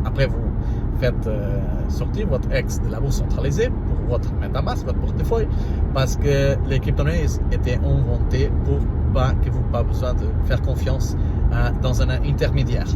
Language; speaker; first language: French; non-native, learner; Portuguese